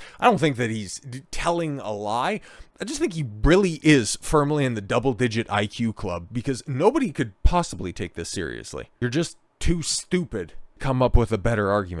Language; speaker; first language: English; native; English